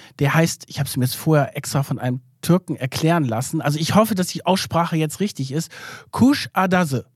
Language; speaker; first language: German; early bilingual, other home language; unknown